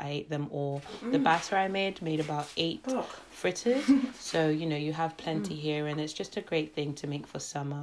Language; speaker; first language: English; native; English